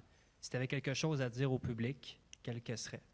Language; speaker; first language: French; native; French